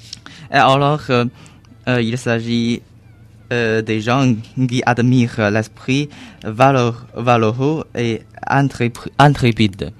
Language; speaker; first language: French; non-native, learner; Chinese